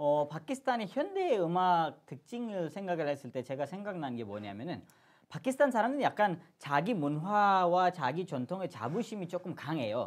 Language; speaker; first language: Korean; non-native, fluent; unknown